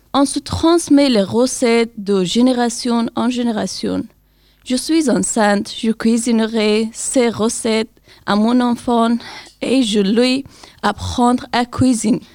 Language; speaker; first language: French; non-native, learner; Persian